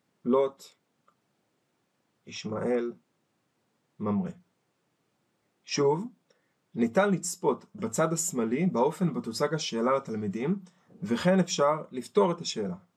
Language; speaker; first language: Hebrew; native; Hebrew